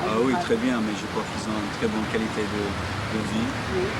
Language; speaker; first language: French; non-native, fluent; English